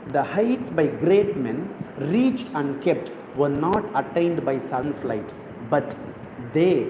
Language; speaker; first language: English; non-native, local second language; Tamil